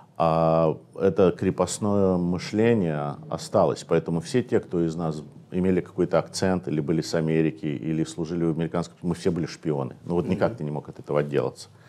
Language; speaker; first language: Russian; native; Russian